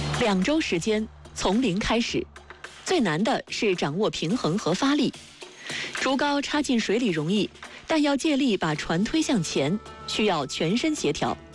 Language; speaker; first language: Chinese; native; Chinese